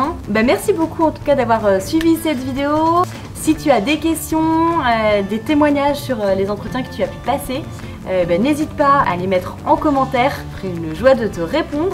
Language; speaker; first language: French; native; French